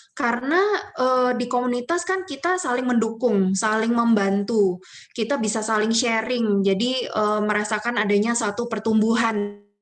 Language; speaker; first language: Indonesian; native; Indonesian